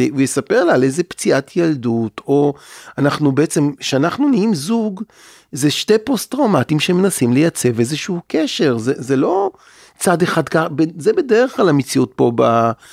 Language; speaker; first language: Hebrew; native; Hebrew